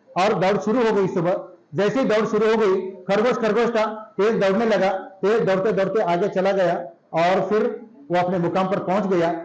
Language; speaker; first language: Hindi; non-native, local second language; Marathi